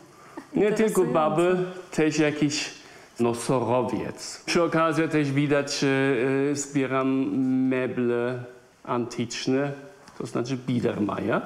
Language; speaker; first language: Polish; non-native, fluent; German